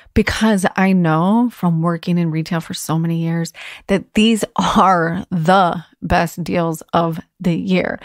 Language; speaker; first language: English; native; English